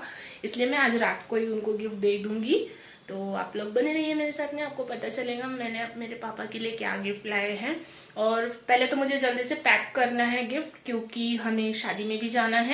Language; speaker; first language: Hindi; native; Hindi